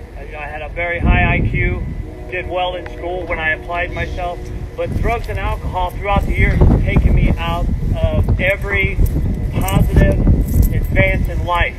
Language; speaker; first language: English; native; English